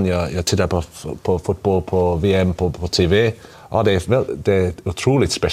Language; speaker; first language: Swedish; non-native, learner; English